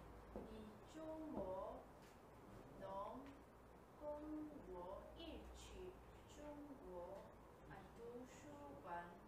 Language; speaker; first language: Chinese; non-native, learner; Korean